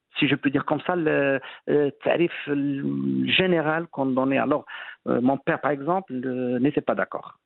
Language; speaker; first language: French; non-native, local second language; Arabic